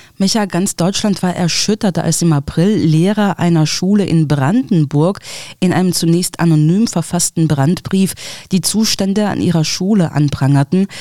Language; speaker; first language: German; early bilingual, other home language; Russian